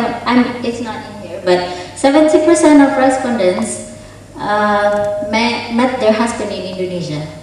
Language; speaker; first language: English; non-native, fluent; Indonesian